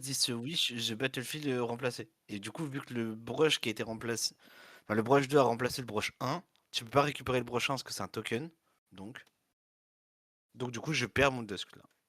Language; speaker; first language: French; native; French